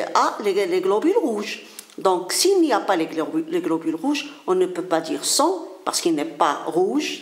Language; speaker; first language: French; non-native, local second language; Arabic